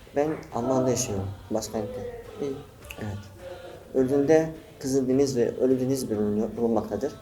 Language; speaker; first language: Turkish; non-native, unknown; Arabic